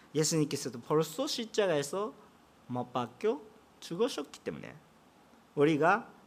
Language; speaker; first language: Korean; non-native, fluent; Japanese